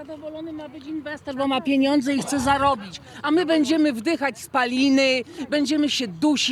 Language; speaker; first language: Polish; native; Polish